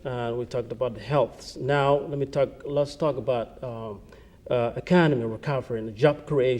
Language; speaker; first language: English; non-native, fluent; Somali